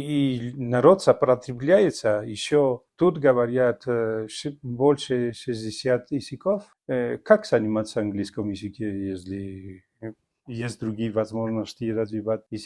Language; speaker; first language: Russian; non-native, fluent; Spanish